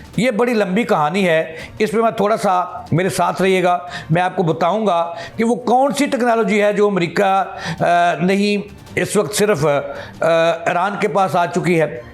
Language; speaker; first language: Urdu; non-native, local second language; Punjabi